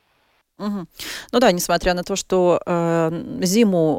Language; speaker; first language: Russian; native; Russian